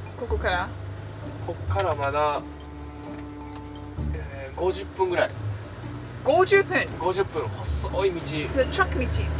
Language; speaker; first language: Japanese; native; Japanese